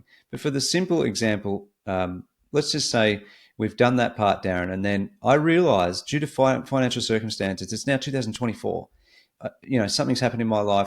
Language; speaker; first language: English; native; English